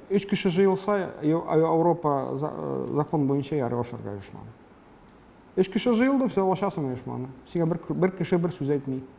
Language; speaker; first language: Tatar; early bilingual, heritage; Tatar